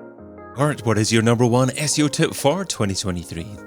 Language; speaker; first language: English; native; English